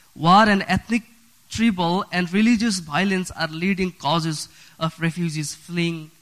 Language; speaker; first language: English; non-native, fluent; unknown